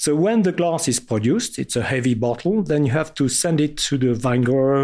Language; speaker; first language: English; non-native, fluent; French